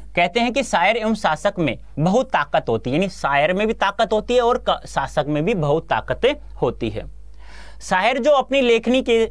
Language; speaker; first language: Hindi; native; Hindi